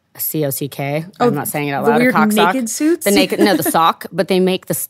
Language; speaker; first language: English; non-native, fluent; Italian